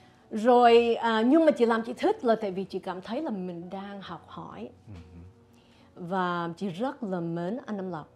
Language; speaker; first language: Vietnamese; early bilingual, heritage; Vietnamese